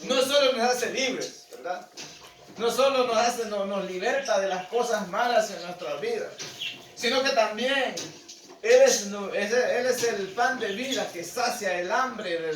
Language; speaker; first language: Spanish; native; Spanish